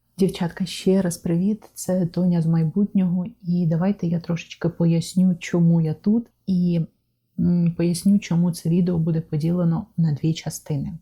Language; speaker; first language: Ukrainian; non-native, local second language; Russian